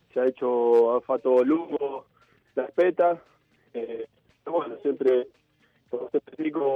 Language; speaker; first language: Italian; non-native, fluent; Spanish